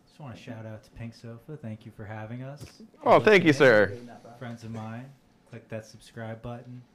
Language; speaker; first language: English; native; English